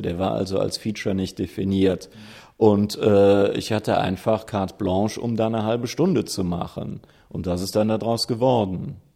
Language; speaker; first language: German; native; German